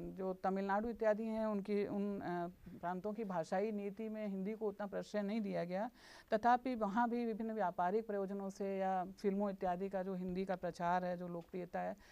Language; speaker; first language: Hindi; native; Hindi